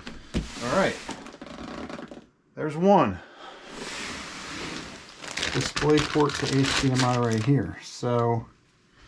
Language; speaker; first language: English; native; English